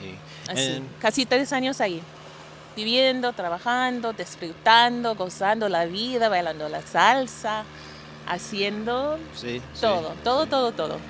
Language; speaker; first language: Spanish; non-native, fluent; English